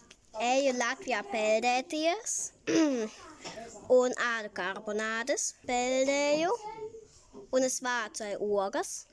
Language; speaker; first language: Latvian; early bilingual, heritage; Latvian